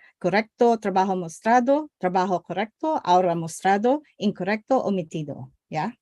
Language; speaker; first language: Spanish; non-native, learner; English